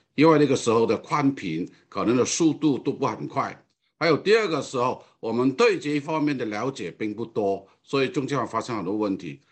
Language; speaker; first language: Chinese; non-native, fluent; Cantonese